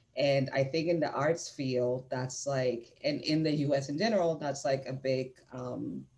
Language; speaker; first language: English; non-native, fluent; Spanish